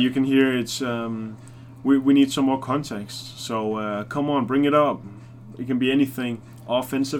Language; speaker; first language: English; non-native, fluent; Danish